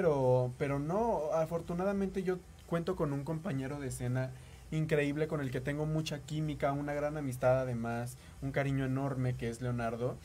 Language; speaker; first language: Spanish; native; Spanish